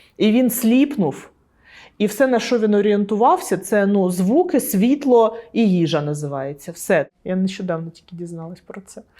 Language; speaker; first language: Ukrainian; non-native, local second language; Russian